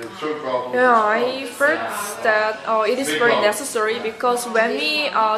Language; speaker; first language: English; non-native, learner; Korean